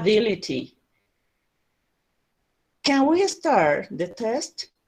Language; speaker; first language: English; non-native, fluent; Spanish